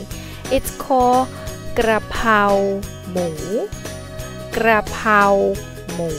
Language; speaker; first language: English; non-native, fluent; Thai